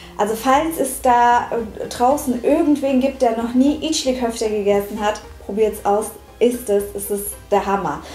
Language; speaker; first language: German; early bilingual, other home language; Turkish